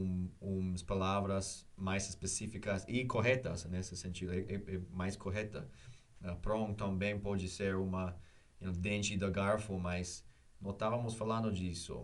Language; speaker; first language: Portuguese; non-native, learner; English